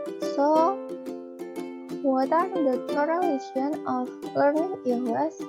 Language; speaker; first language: English; non-native, learner; Indonesian